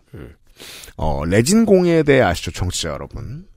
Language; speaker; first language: Korean; native; Korean